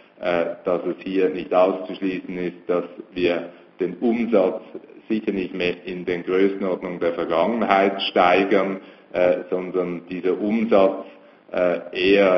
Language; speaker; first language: German; native; German